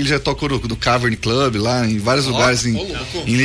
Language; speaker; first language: Portuguese; native; Portuguese